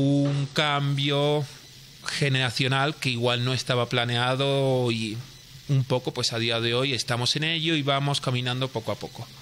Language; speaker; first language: Spanish; native; Spanish